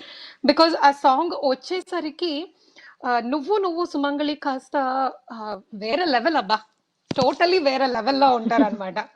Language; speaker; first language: Telugu; native; Telugu